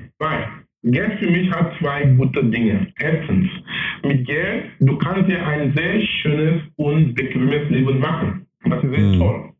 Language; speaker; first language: German; non-native, fluent; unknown